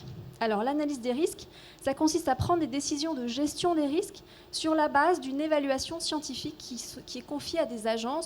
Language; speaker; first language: French; native; French